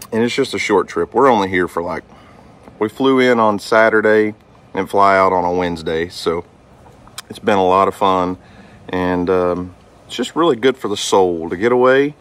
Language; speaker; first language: English; native; English